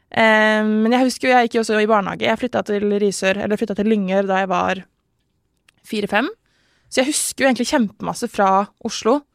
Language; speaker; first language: Norwegian; native; Norwegian